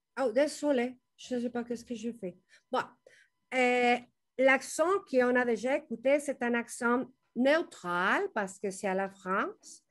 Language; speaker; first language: French; non-native, learner; Spanish